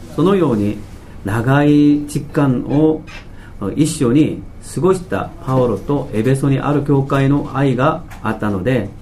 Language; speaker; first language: Japanese; non-native, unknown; Korean